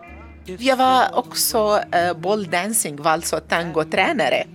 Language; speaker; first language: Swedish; non-native, learner; Arabic